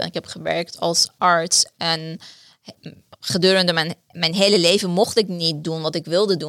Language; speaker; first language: Dutch; non-native, fluent; Persian